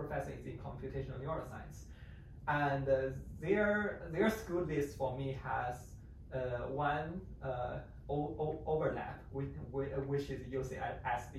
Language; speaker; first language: English; non-native, fluent; Chinese